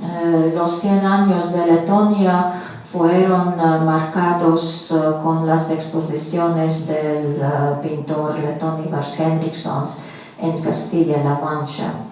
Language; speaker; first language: Spanish; non-native, fluent; Latvian